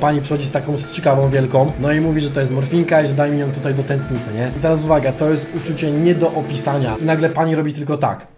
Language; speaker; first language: Polish; native; Polish